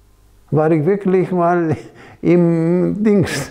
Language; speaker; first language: German; non-native, fluent; Greek